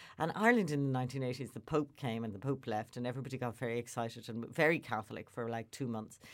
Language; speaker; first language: English; native; English